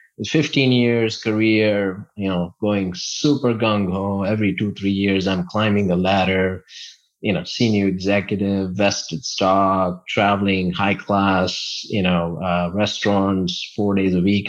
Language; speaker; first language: English; non-native, local second language; Gujarati